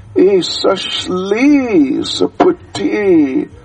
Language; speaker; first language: Russian; non-native, learner; English